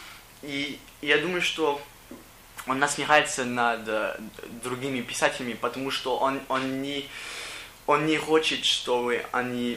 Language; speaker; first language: Russian; non-native, learner; English